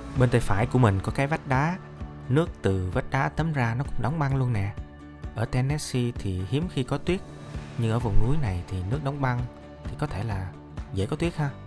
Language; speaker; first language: Vietnamese; native; Vietnamese